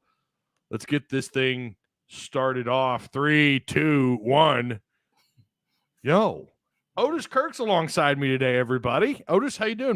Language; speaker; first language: English; native; English